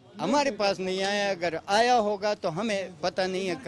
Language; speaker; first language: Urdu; non-native, local second language; Pashto